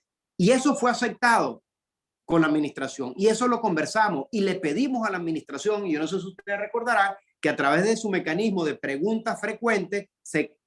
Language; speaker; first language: Spanish; native; Spanish